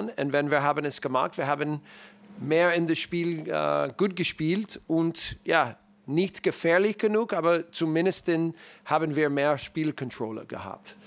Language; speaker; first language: German; non-native, learner; English